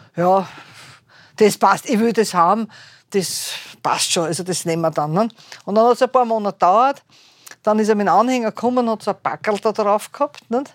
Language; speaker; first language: German; native; German